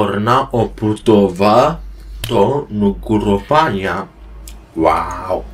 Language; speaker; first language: Polish; non-native, learner; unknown